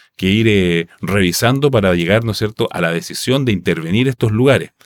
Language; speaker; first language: Spanish; non-native, local second language; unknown